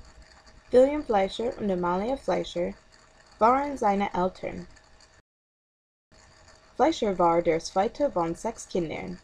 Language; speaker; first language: German; non-native, learner; English